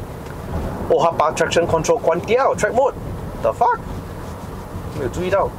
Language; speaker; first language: Chinese; native; Chinese